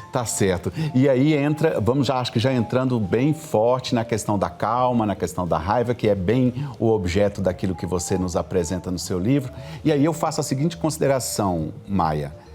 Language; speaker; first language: Portuguese; native; Portuguese